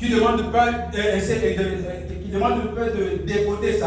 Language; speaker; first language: French; non-native, local second language; Lingala